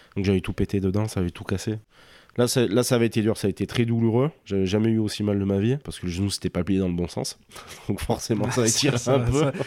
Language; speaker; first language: French; native; French